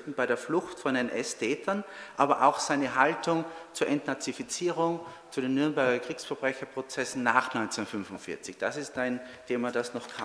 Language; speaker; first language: German; native; German